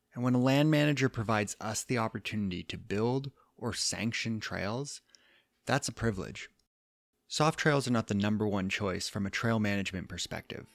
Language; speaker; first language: English; native; English